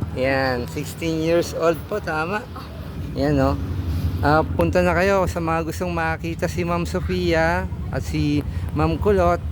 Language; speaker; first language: Filipino; native; Filipino